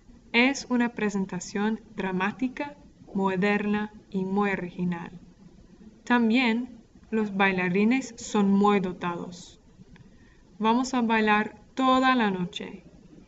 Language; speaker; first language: Spanish; non-native, fluent; English